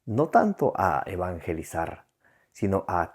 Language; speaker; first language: Spanish; native; Spanish